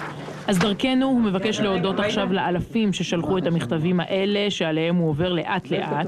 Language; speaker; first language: Hebrew; native; Hebrew